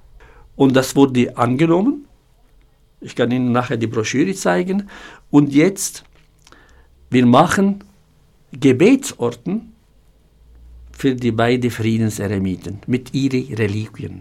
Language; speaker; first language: German; non-native, fluent; Arabic